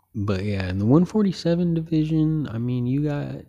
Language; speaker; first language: English; early bilingual, other home language; Filipino